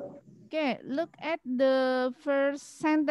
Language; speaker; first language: English; non-native, fluent; Indonesian